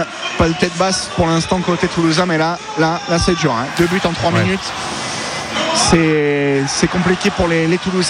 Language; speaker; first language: French; native; French